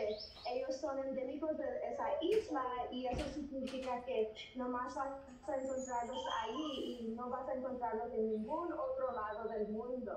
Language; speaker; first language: Spanish; early bilingual, heritage; Spanish